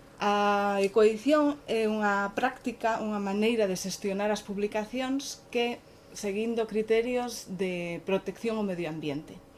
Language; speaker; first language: Galician; non-native, local second language; Spanish